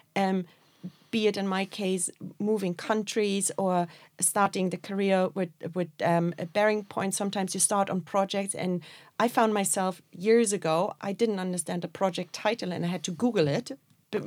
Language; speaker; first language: English; non-native, fluent; German